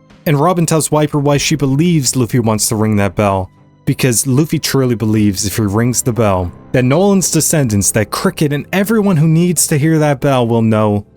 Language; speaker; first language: English; native; English